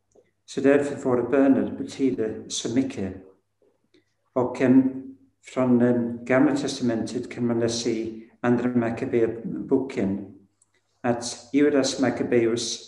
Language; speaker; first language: Swedish; non-native, fluent; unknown